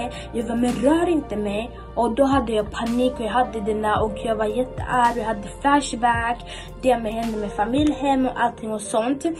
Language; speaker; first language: Swedish; early bilingual, other home language; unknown